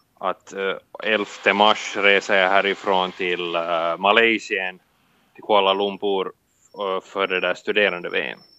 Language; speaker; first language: Swedish; native; Swedish